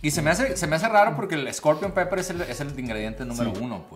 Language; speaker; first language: Spanish; native; Spanish